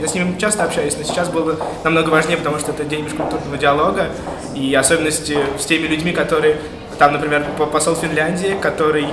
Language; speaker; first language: Russian; native; Russian